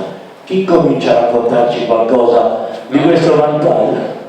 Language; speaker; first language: Italian; native; Italian